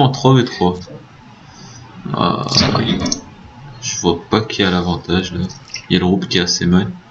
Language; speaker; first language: French; native; French